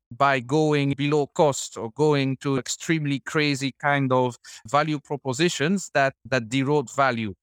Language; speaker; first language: English; non-native, fluent; Dutch